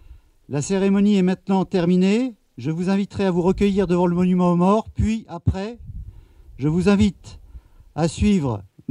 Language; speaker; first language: French; native; French